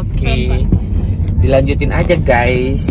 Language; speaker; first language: Indonesian; native; Indonesian